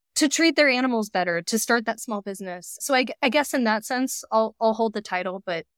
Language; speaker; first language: English; native; English